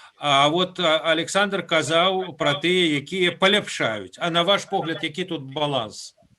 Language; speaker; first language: Belarusian; non-native, local second language; Russian